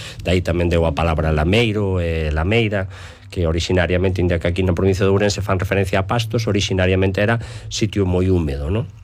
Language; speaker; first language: Galician; native; Galician